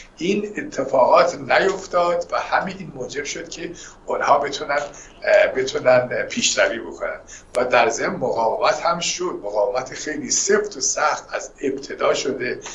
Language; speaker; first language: Persian; native; Persian